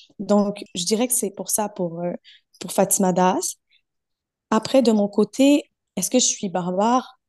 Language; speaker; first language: French; early bilingual, other home language; Arabic